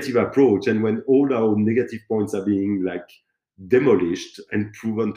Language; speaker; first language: English; non-native, fluent; French